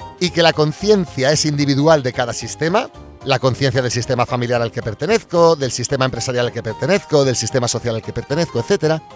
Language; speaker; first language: Spanish; native; Spanish